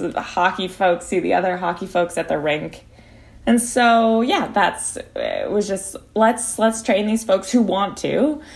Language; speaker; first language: English; native; English